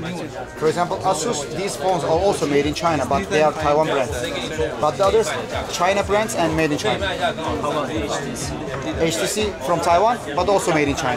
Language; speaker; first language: English; non-native, learner; Turkish